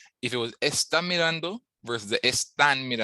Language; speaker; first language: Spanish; non-native, fluent; English